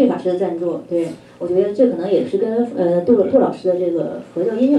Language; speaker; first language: Chinese; native; Chinese